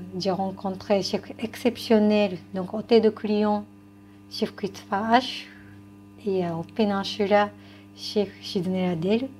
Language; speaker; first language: French; non-native, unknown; Japanese